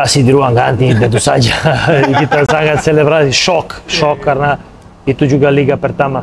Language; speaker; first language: Indonesian; non-native, fluent; Serbian